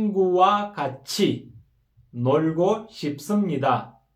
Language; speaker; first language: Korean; non-native, fluent; Kyrgyz